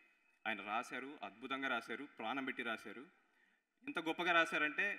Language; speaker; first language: Telugu; native; Telugu